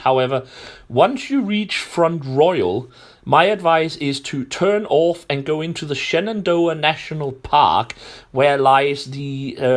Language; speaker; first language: English; non-native, fluent; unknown